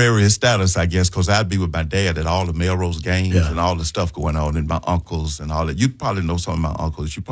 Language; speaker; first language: English; native; English